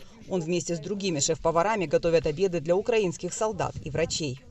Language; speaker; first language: Russian; native; Russian